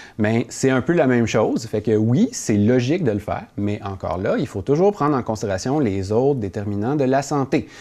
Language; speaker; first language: French; native; French